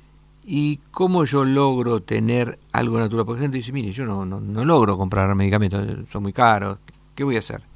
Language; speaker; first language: Spanish; native; Spanish